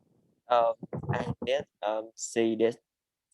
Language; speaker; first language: English; non-native, learner; Vietnamese